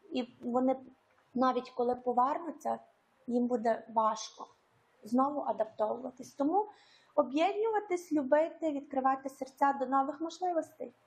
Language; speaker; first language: Ukrainian; native; Ukrainian